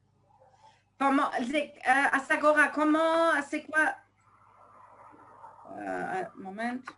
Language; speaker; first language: French; non-native, fluent; German